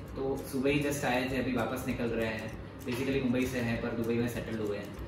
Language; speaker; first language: Hindi; non-native, local second language; Gujarati